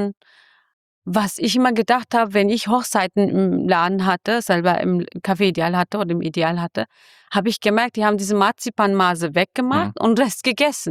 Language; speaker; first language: German; non-native, fluent; Kurdish